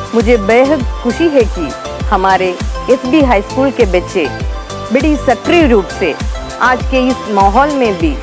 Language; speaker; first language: Hindi; non-native, local second language; Malayalam